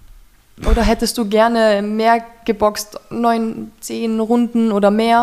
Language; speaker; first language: German; native; German